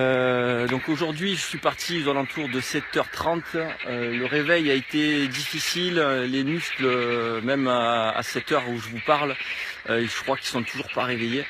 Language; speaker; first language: French; native; French